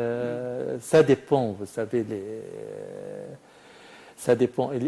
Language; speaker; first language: French; non-native, fluent; Arabic